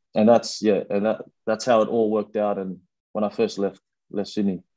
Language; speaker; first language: English; early bilingual, other home language; Fijian